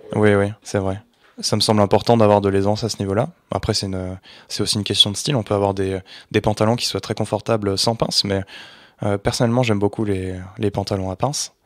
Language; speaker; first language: French; native; French